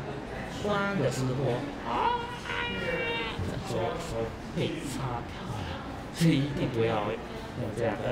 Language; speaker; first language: Chinese; non-native, learner; Japanese